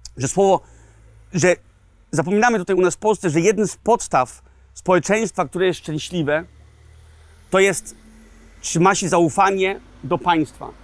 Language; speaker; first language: Polish; early bilingual, heritage; Polish